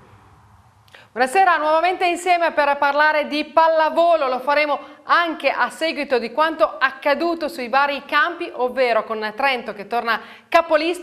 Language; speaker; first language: Italian; native; Italian